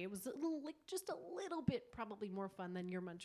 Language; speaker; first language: English; native; English